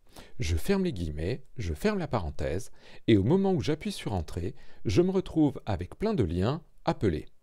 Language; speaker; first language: French; native; French